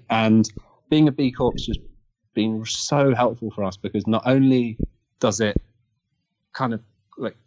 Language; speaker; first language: English; native; English